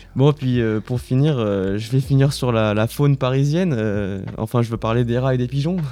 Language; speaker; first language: French; native; French